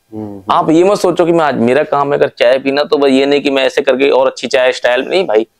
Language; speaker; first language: Hindi; native; Hindi